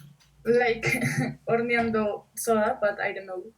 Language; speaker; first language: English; non-native, learner; Spanish